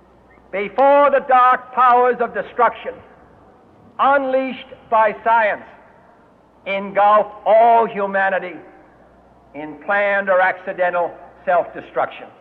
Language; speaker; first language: English; native; English